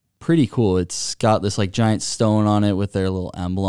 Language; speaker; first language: English; native; English